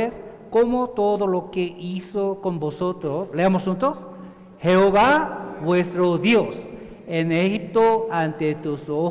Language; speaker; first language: Spanish; non-native, fluent; Korean